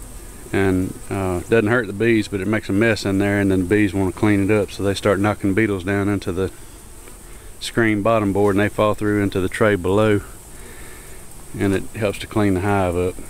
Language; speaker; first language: English; native; English